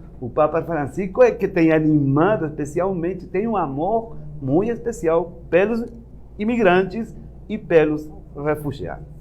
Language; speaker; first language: Portuguese; non-native, fluent; Spanish